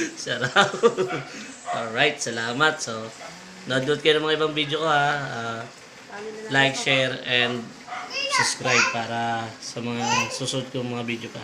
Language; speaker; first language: Filipino; native; Filipino